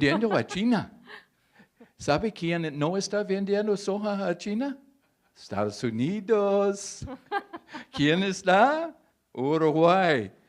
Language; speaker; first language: Spanish; non-native, fluent; English